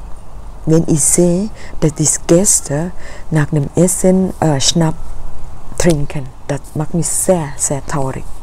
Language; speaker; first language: German; non-native, learner; Thai